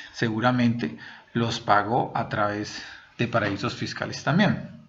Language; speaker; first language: Spanish; native; Spanish